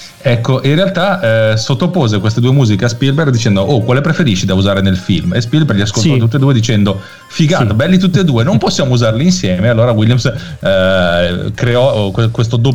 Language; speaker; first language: Italian; native; Italian